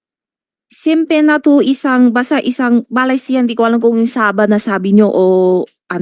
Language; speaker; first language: Filipino; non-native, learner; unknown